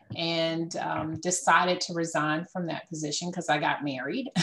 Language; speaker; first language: English; native; English